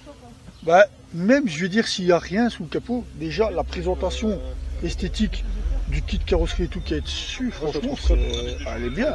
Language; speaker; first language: French; native; French